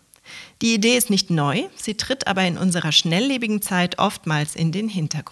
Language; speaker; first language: German; native; German